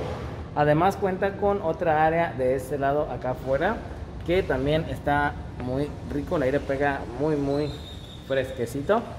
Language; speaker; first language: Spanish; native; Spanish